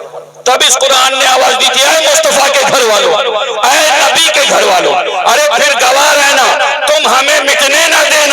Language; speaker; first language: Urdu; native; Urdu